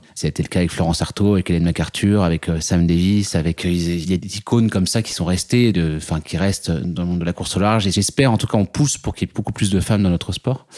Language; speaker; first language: French; native; French